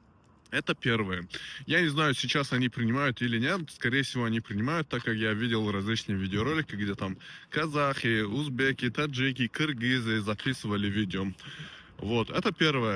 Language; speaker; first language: Russian; non-native, local second language; Tajik